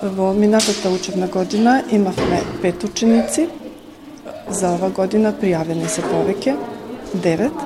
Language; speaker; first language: Macedonian; early bilingual, heritage; Macedonian